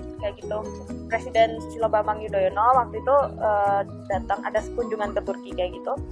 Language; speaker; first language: Indonesian; native; Indonesian